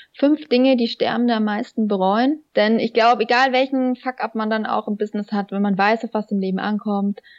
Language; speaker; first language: German; native; German